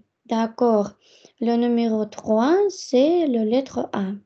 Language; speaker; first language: French; non-native, fluent; Russian